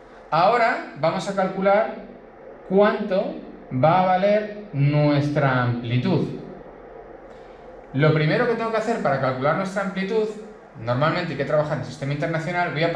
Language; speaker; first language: Spanish; native; Spanish